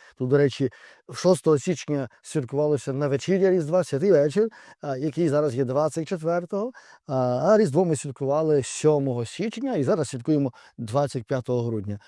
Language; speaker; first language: Ukrainian; native; Ukrainian